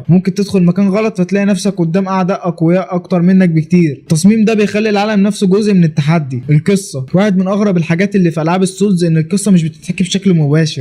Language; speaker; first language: Arabic; native; Arabic